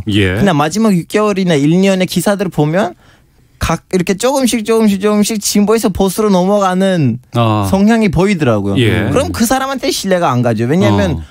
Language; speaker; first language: Korean; non-native, fluent; Turkish